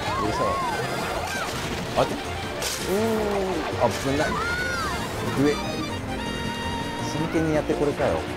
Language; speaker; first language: Japanese; native; Japanese